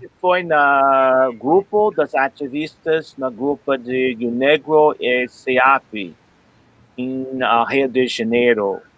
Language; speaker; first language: Portuguese; non-native, learner; English